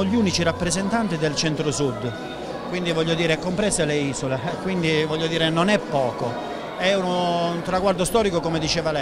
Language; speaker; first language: Italian; native; Italian